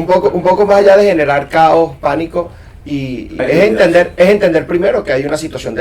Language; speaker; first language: Spanish; native; Spanish